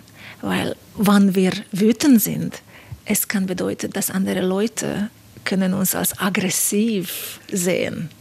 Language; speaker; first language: German; non-native, fluent; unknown